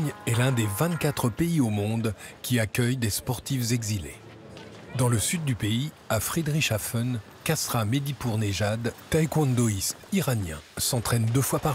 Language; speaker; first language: French; native; French